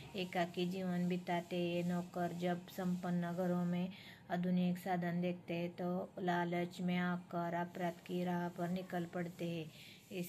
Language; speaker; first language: Hindi; non-native, local second language; Marathi